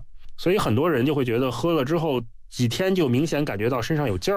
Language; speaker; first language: Chinese; native; Chinese